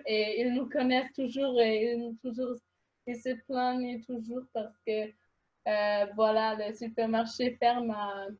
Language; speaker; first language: French; non-native, fluent; German